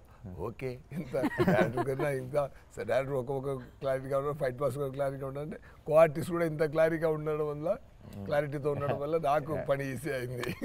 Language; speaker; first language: Telugu; non-native, fluent; Tamil